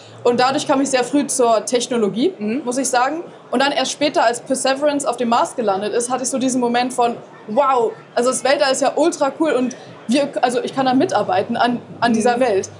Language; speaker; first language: German; native; German